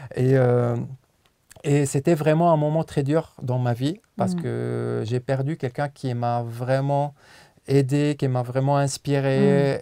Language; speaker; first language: French; non-native, local second language; Arabic